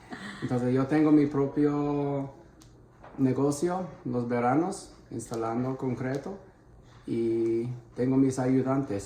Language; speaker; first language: Spanish; non-native, fluent; English